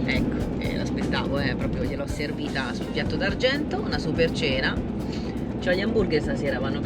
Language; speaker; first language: Italian; native; Italian